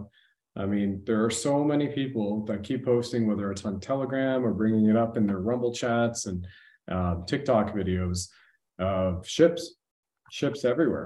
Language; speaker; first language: English; native; English